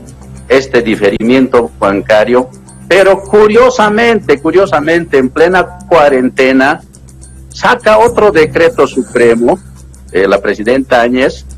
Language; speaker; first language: Spanish; native; Spanish